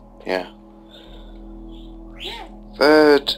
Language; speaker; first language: English; native; English